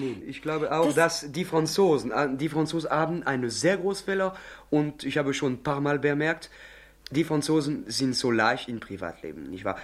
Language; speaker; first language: German; non-native, learner; French